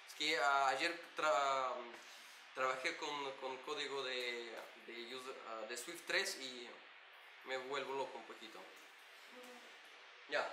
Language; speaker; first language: Spanish; non-native, learner; Russian